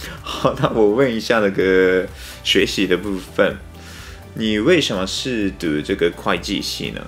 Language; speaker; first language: Chinese; non-native, fluent; Japanese